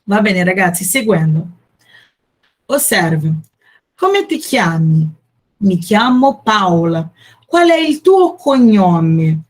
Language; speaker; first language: Italian; non-native, fluent; Portuguese